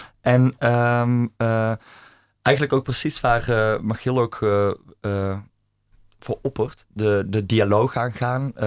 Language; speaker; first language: Dutch; native; Dutch